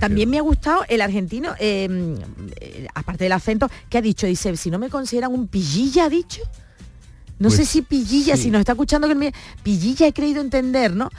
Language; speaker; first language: Spanish; native; Spanish